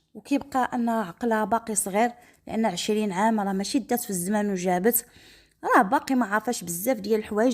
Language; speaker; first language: Arabic; native; Arabic